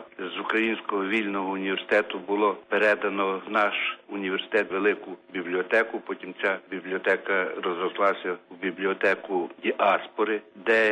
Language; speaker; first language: Ukrainian; native; Ukrainian